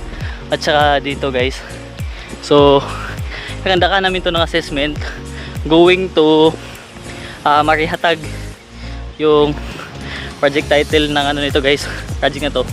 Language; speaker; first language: Filipino; non-native, local second language; Cebuano